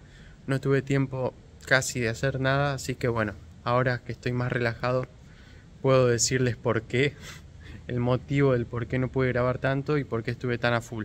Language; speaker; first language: Spanish; native; Spanish